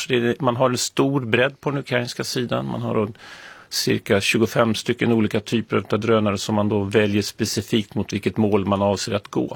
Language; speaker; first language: Swedish; native; Swedish